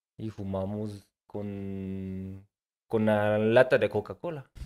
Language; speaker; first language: Spanish; non-native, learner; Japanese